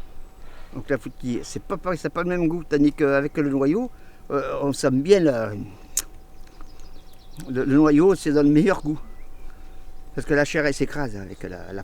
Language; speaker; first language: French; native; French